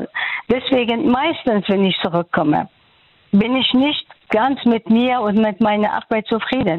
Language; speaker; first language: German; non-native, fluent; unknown